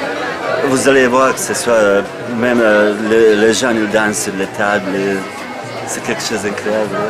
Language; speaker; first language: French; non-native, fluent; Bosnian